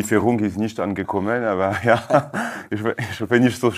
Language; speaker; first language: German; non-native, learner; French